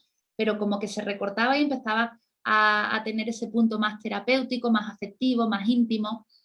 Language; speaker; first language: Spanish; native; Spanish